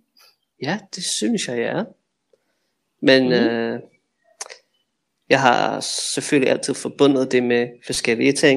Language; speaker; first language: Danish; non-native, fluent; English